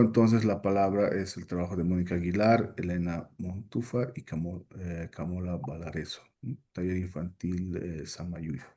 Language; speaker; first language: Spanish; native; Spanish